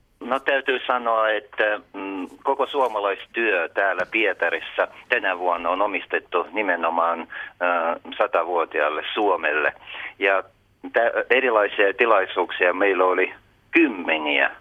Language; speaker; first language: Finnish; early bilingual, heritage; Russian